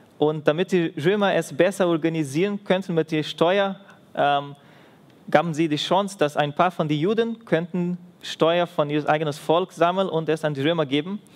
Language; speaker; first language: German; non-native, fluent; Portuguese